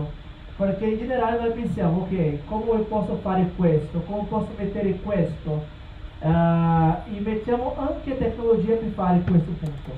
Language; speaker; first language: Italian; non-native, learner; Portuguese